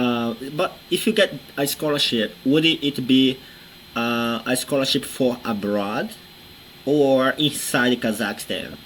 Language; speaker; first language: English; non-native, fluent; Portuguese